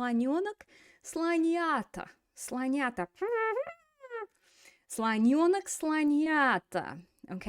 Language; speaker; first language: Russian; non-native, fluent; English